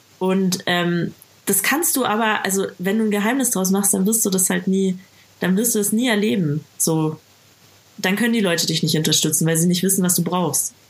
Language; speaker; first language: German; native; German